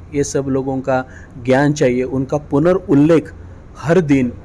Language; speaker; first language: Hindi; non-native, local second language; Marathi